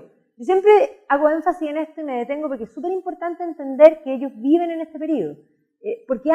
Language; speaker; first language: Spanish; native; Spanish